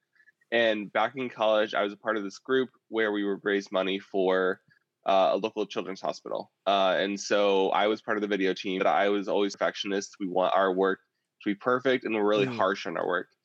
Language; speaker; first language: English; native; English